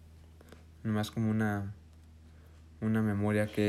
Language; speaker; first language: Spanish; early bilingual, heritage; Spanish